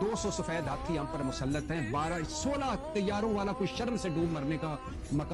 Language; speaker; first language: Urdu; non-native, local second language; Punjabi